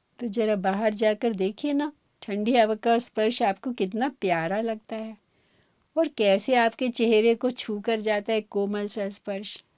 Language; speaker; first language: Hindi; native; Hindi